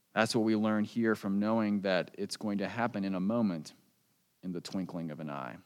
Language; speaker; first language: English; native; English